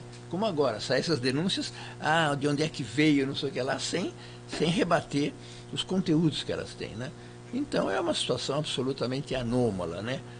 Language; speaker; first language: Portuguese; native; Portuguese